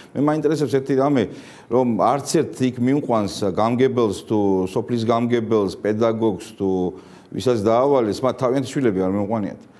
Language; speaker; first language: Georgian; native; Georgian